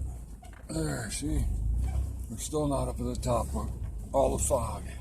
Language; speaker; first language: English; native; English